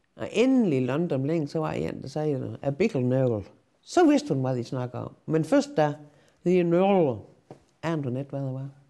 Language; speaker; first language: Danish; native; Danish